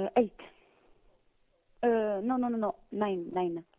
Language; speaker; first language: English; non-native, learner; French